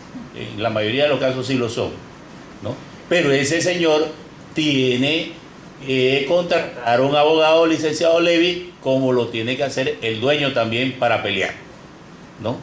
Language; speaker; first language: Spanish; native; Spanish